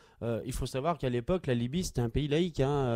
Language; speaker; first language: French; native; French